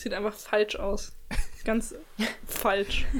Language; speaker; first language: German; native; German